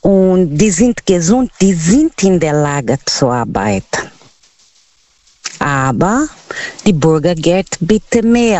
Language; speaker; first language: German; non-native, learner; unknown